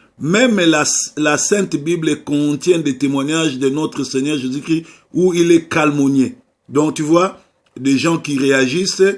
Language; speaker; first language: French; non-native, local second language; Lingala